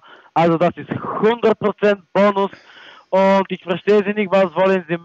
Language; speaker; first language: German; non-native, fluent; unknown